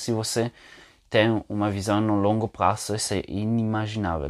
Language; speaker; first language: Portuguese; non-native, fluent; Italian